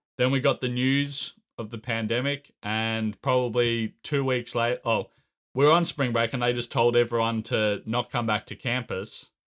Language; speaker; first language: English; native; English